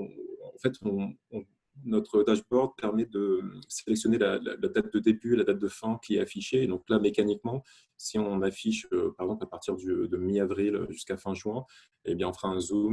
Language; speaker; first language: French; native; French